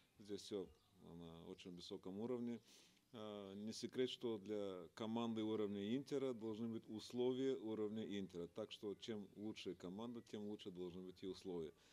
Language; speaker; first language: Russian; non-native, fluent; Bulgarian